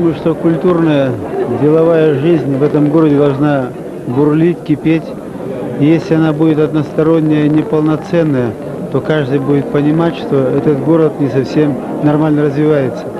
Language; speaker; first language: Russian; native; Russian